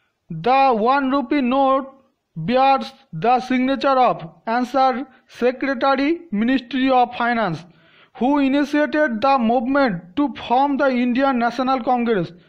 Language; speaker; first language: English; non-native, local second language; Bangla